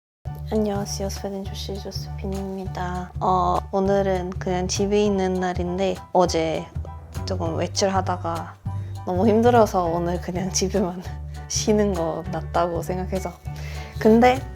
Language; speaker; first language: Korean; non-native, fluent; Swedish